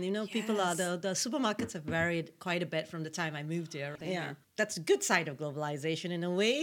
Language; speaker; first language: English; non-native, local second language; Tamil